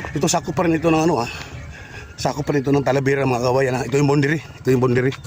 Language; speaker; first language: Filipino; non-native, local second language; Cebuano